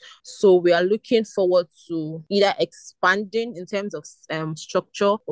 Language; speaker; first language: English; non-native, local second language; Igbo